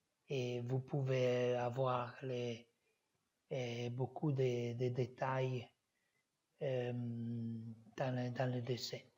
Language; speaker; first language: French; non-native, learner; Italian